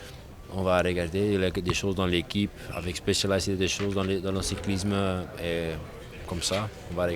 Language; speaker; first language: French; non-native, learner; Dutch